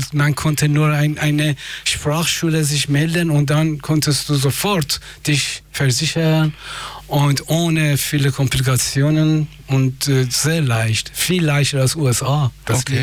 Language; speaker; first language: German; non-native, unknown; Persian